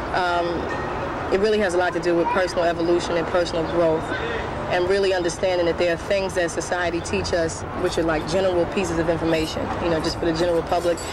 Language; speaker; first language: English; native; English